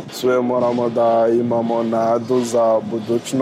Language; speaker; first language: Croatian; non-native, learner; Rundi